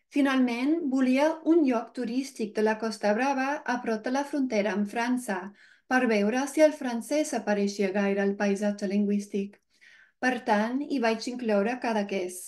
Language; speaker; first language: Catalan; non-native, fluent; English